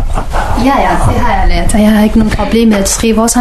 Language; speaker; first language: Danish; non-native, learner; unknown